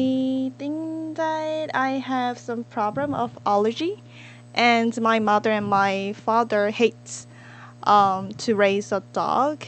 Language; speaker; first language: English; non-native, learner; Korean